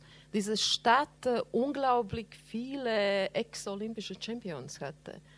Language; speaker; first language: German; non-native, learner; Latvian